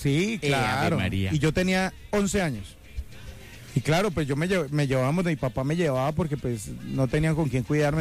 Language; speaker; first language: Spanish; native; Spanish